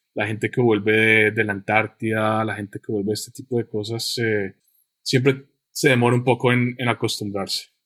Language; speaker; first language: Spanish; native; Spanish